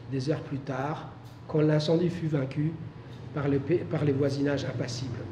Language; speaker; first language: French; non-native, local second language; Somali